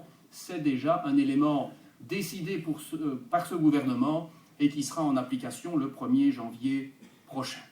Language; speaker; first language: French; native; French